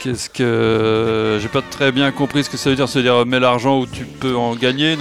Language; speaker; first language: French; native; French